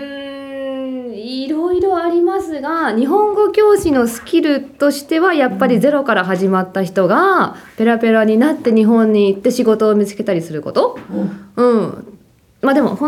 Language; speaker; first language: Japanese; native; Japanese